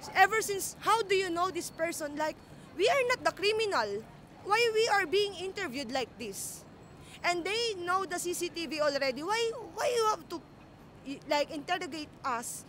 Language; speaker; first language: English; non-native, local second language; Filipino